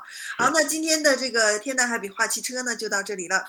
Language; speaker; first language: Chinese; native; Chinese